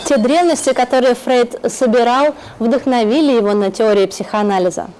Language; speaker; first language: Russian; native; Russian